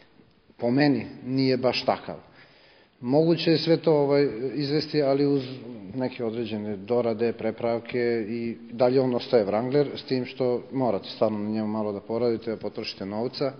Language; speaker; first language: Bosnian; native; Bosnian